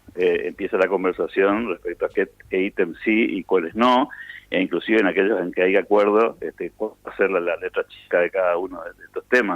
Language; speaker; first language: Spanish; native; Spanish